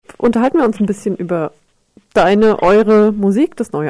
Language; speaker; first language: German; native; German